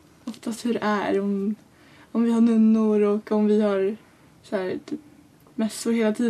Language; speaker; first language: Swedish; early bilingual, other home language; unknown